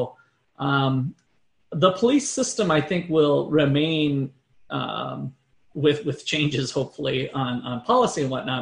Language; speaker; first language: English; native; English